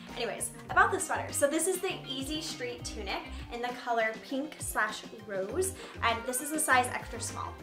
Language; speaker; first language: English; native; English